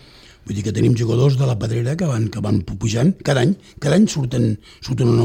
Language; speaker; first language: Catalan; native; Catalan